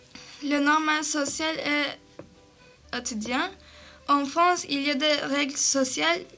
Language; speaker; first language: French; non-native, learner; Turkish